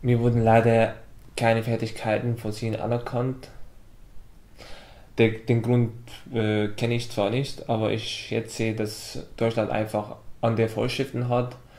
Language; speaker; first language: German; non-native, fluent; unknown